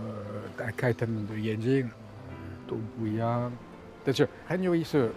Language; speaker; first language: Chinese; non-native, fluent; French